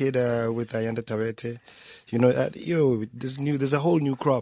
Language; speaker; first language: English; non-native, local second language; Tswana